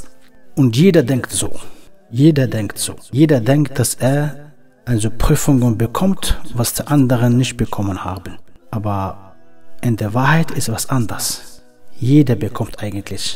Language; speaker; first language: German; non-native, fluent; Arabic